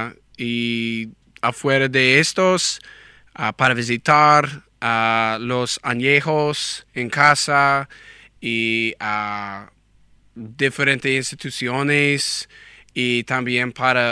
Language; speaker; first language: Spanish; non-native, learner; English